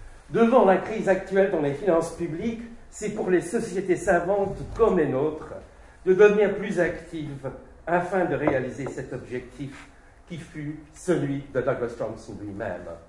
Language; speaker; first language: French; non-native, fluent; English